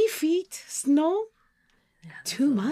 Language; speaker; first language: English; non-native, learner; Japanese